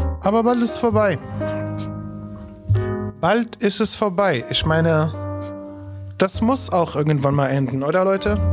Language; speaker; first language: German; non-native, fluent; Arabic